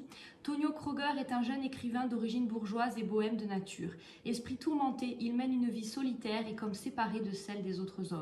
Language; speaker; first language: French; native; French